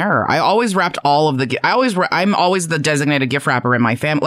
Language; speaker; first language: English; early bilingual, other home language; Chinese